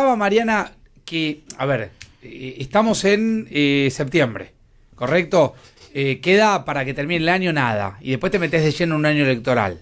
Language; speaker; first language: Spanish; native; Spanish